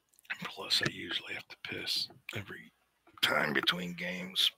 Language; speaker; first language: English; native; English